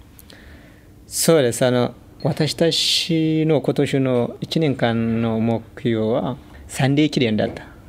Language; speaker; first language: Japanese; non-native, learner; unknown